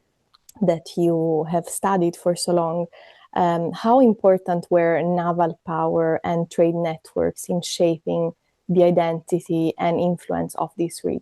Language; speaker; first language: English; non-native, fluent; Italian